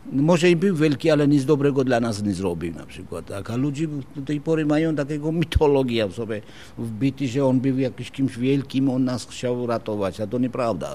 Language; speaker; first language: Polish; non-native, fluent; Georgian